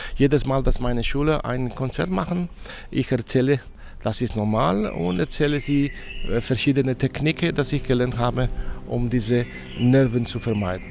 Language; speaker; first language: German; non-native, fluent; Spanish